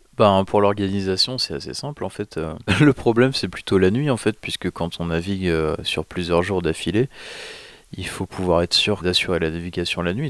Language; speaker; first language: French; native; French